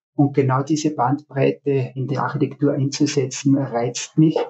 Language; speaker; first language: German; native; German